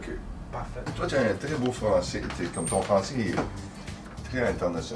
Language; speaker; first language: French; native; French